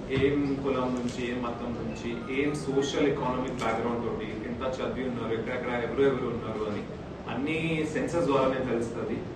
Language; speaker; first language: Telugu; non-native, fluent; Hindi